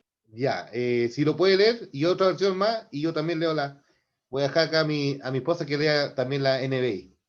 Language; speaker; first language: Spanish; native; Spanish